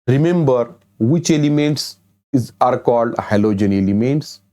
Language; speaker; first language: English; non-native, local second language; Marathi